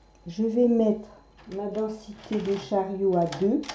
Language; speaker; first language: French; native; French